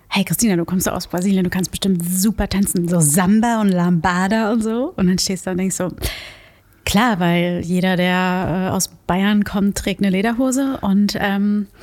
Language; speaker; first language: German; early bilingual, other home language; Portuguese